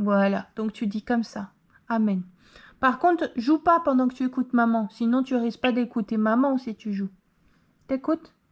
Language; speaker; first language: French; native; French